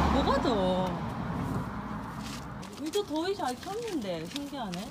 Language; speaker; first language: Korean; native; Korean